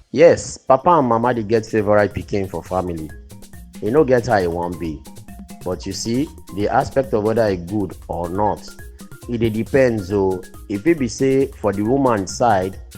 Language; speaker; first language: Nigerian Pidgin; native; Nigerian Pidgin